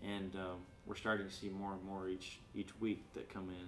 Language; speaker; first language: English; native; English